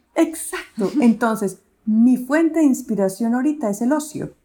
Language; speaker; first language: Spanish; native; Spanish